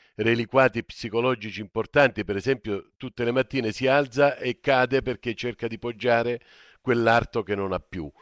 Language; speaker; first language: Italian; native; Italian